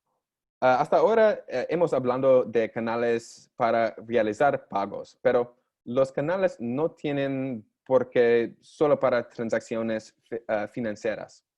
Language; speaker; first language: Spanish; non-native, learner; English